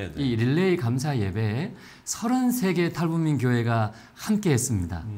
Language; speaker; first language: Korean; native; Korean